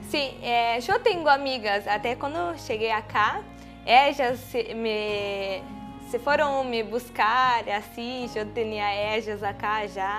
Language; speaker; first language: Spanish; non-native, learner; Portuguese